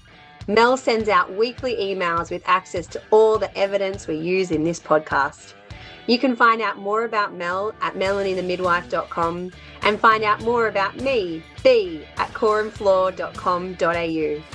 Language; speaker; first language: English; native; English